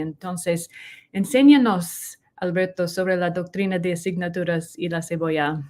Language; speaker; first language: Spanish; non-native, learner; English